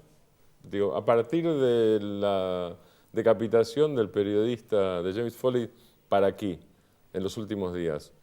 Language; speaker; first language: Spanish; native; Spanish